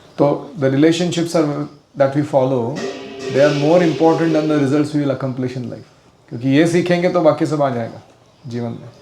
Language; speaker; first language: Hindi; non-native, local second language; Marathi